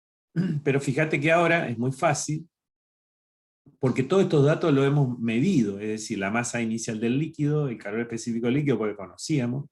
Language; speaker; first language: Spanish; native; Spanish